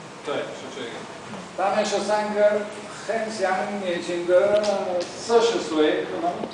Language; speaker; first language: Chinese; non-native, learner; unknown